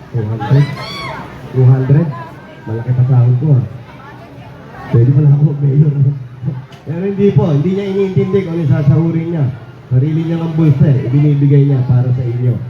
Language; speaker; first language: Filipino; native; Filipino